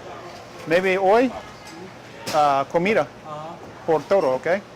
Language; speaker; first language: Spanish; non-native, learner; English